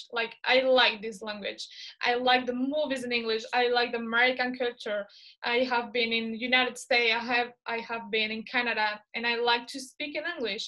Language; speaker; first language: English; non-native, fluent; Spanish